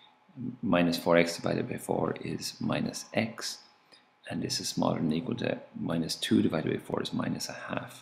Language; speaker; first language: English; native; English